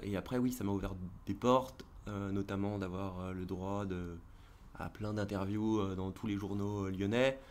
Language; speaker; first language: French; native; French